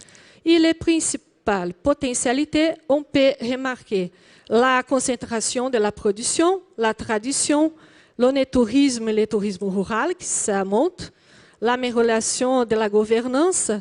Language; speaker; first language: French; non-native, learner; Portuguese